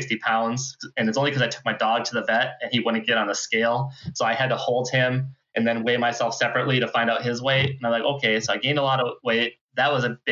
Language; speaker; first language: English; native; English